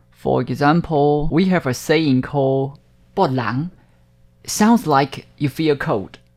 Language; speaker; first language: English; non-native, fluent; Hakka Chinese